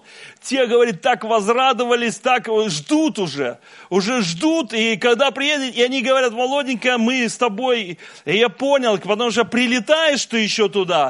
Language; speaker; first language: Russian; native; Russian